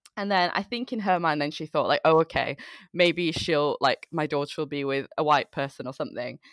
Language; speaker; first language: English; early bilingual, other home language; Bangla